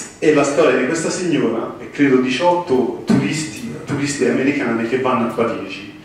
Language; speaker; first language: Italian; early bilingual, heritage; English